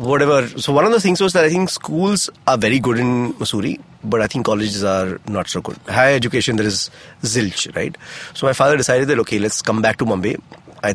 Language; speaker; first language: English; non-native, local second language; Hindi